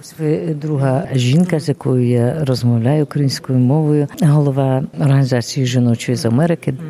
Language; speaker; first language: Ukrainian; early bilingual, heritage; Ukrainian